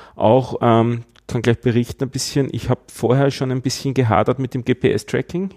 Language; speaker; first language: German; native; German